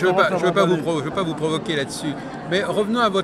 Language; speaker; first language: French; native; French